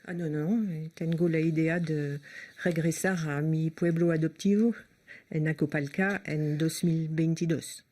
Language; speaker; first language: Spanish; non-native, fluent; French